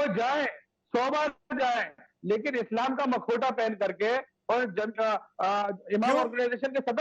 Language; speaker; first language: Hindi; native; Hindi